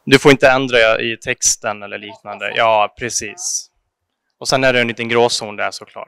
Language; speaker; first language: Swedish; native; Swedish